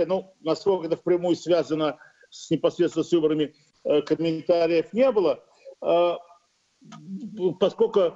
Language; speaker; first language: Russian; native; Russian